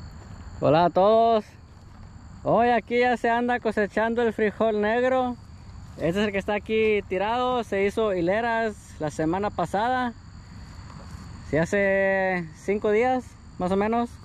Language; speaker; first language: Spanish; native; Spanish